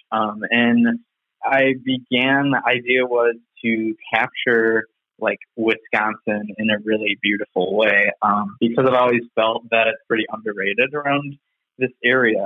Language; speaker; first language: English; native; English